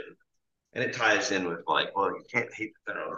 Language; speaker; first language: English; native; English